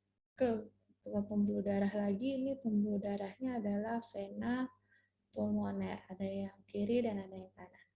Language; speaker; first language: Indonesian; native; Indonesian